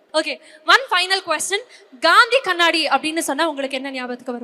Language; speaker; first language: Tamil; native; Tamil